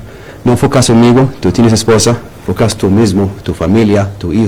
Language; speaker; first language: Spanish; non-native, learner; Arabic